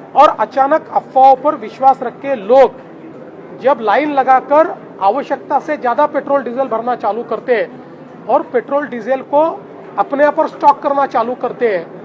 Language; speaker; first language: Hindi; non-native, local second language; Marathi